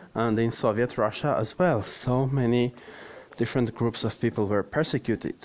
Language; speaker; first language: English; non-native, fluent; Armenian